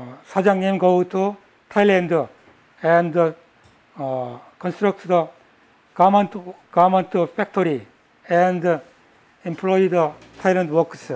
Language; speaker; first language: English; non-native, learner; Korean